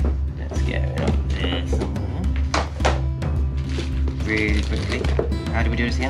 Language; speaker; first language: English; native; English